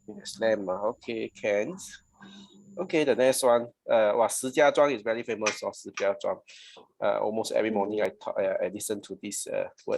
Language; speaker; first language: English; non-native, local second language; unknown